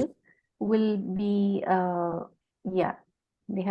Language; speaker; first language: English; non-native, local second language; Malay